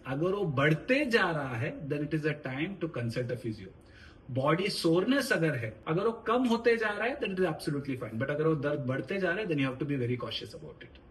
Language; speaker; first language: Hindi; non-native, local second language; Marathi